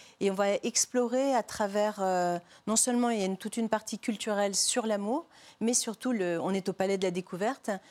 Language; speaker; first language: French; native; French